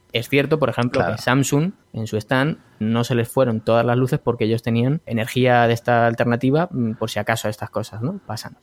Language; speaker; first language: Spanish; native; Spanish